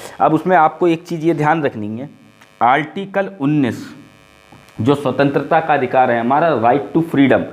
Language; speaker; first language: Hindi; native; Hindi